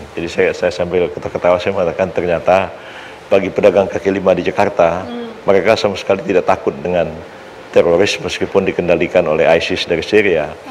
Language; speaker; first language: Indonesian; native; Indonesian